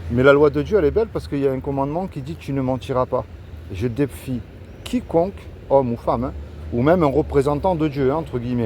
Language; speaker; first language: French; native; French